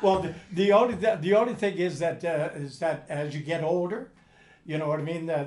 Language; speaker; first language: English; native; English